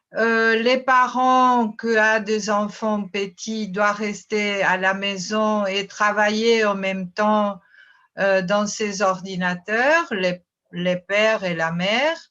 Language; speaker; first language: French; non-native, fluent; Portuguese